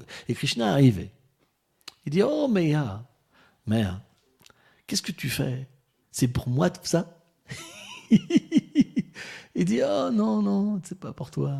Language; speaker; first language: French; native; French